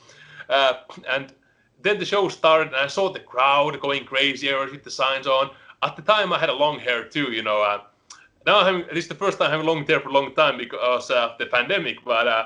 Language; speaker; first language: English; non-native, fluent; Finnish